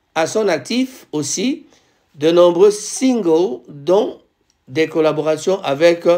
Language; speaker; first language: French; non-native, local second language; Lingala